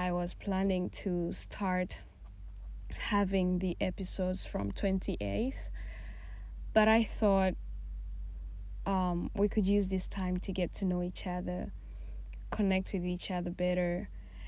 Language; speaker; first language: English; non-native, local second language; Swahili